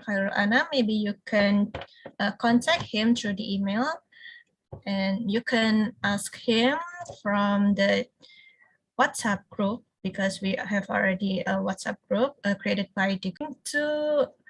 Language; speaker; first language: English; non-native, fluent; Indonesian